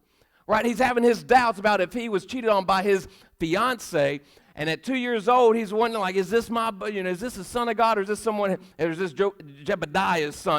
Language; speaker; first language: English; native; English